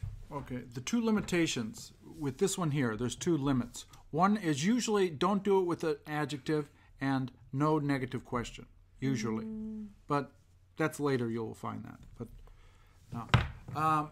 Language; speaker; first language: English; native; English